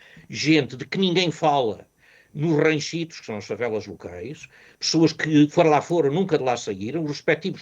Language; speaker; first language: Portuguese; native; Portuguese